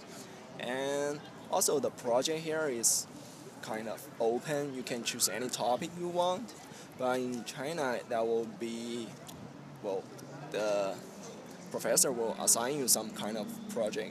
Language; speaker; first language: English; non-native, fluent; Chinese